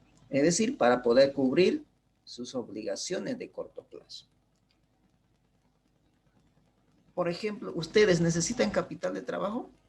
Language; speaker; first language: Spanish; native; Spanish